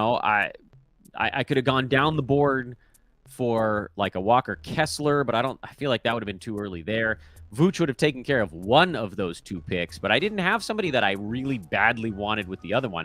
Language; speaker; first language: English; native; English